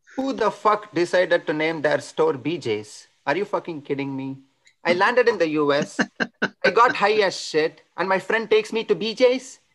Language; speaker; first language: English; non-native, local second language; Tamil